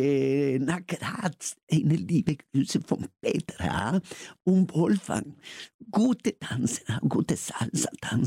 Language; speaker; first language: German; non-native, learner; Spanish